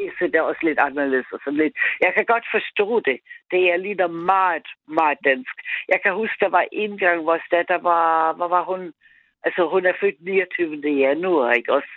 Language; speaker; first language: Danish; non-native, fluent; German